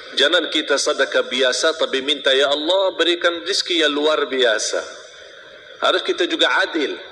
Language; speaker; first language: Malay; non-native, fluent; Arabic